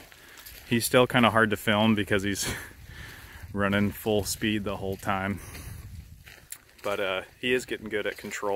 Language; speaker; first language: English; native; English